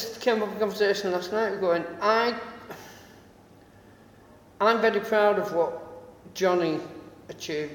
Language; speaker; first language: English; native; English